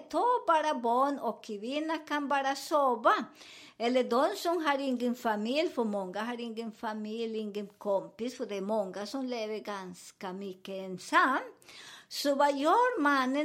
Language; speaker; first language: Swedish; non-native, fluent; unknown